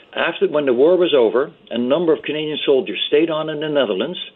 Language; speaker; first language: English; early bilingual, other home language; Dutch